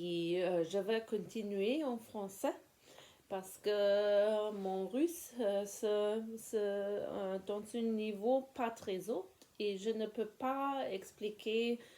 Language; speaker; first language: French; non-native, fluent; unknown